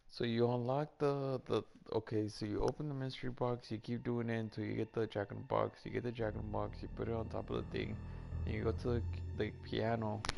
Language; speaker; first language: English; early bilingual, other home language; Spanish